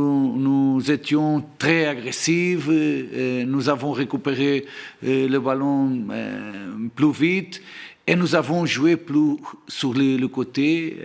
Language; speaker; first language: French; non-native, learner; Portuguese